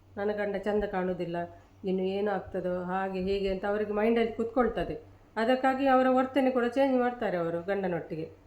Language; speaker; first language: Kannada; native; Kannada